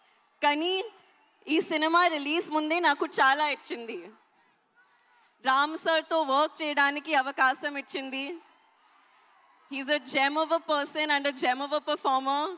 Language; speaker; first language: Telugu; non-native, local second language; Hindi